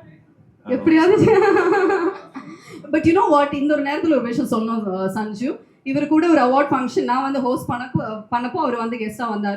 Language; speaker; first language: Tamil; native; Tamil